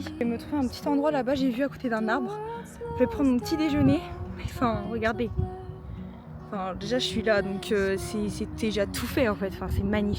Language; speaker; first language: French; native; French